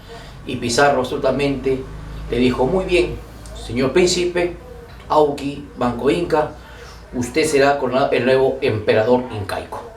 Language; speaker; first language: Spanish; native; Spanish